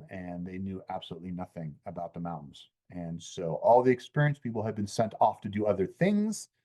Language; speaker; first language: English; native; English